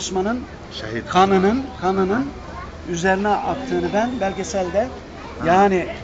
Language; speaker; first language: Turkish; non-native, learner; Uzbek